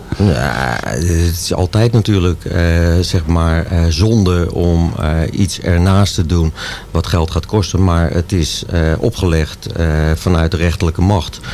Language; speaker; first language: Dutch; native; Dutch